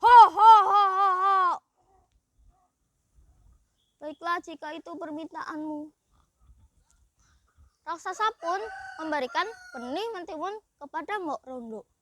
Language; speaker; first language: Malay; non-native, local second language; Javanese